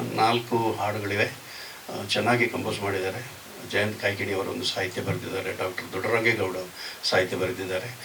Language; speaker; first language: Kannada; non-native, local second language; Tulu